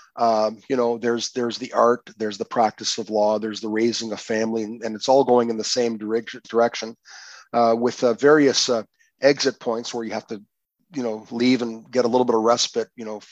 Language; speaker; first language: English; non-native, fluent; Croatian